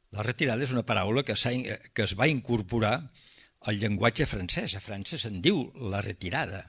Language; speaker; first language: Catalan; early bilingual, heritage; Catalan